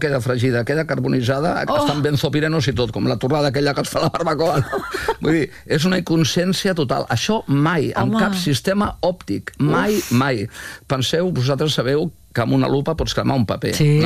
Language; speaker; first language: Catalan; native; Catalan